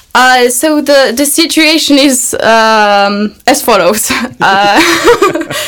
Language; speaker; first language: English; non-native, fluent; Polish